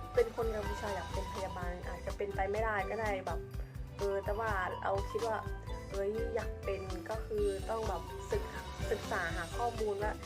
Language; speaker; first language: Thai; early bilingual, other home language; Khmer